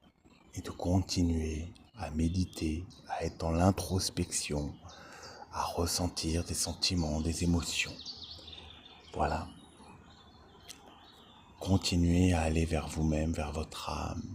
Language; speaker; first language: French; native; French